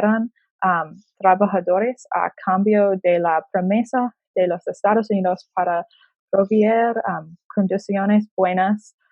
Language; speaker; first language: Spanish; non-native, learner; English